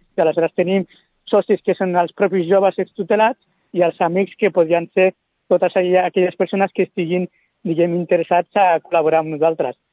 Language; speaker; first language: Catalan; early bilingual, other home language; Spanish